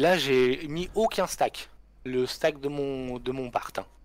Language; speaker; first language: French; native; French